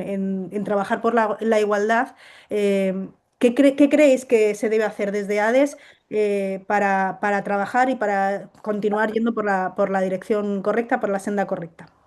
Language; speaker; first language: Spanish; native; Spanish